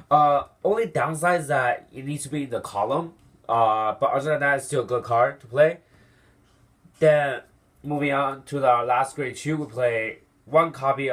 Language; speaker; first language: English; non-native, fluent; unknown